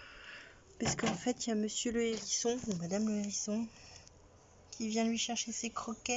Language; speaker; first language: French; native; French